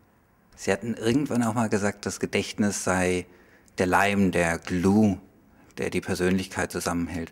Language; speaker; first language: German; native; German